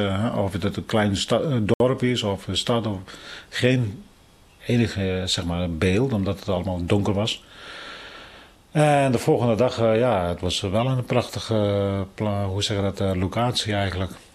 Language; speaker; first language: Dutch; non-native, fluent; Tibetan